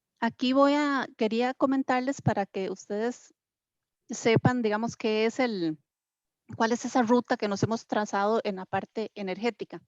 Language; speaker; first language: Spanish; native; Spanish